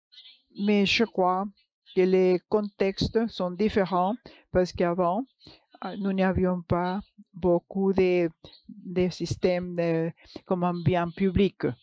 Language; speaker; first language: French; non-native, fluent; English